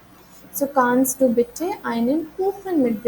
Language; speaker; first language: German; non-native, fluent; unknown